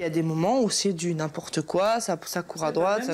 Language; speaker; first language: French; native; French